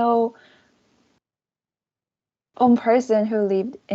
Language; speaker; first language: English; non-native, learner; Korean